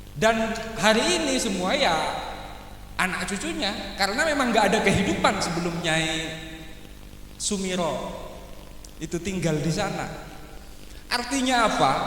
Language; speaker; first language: Indonesian; non-native, local second language; Madurese